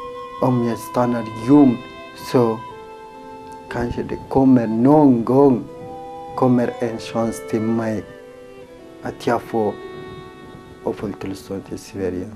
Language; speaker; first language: Swedish; non-native, learner; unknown